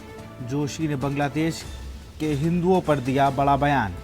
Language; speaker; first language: Hindi; native; Hindi